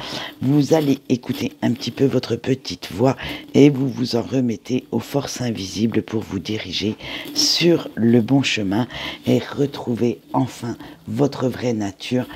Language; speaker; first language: French; native; French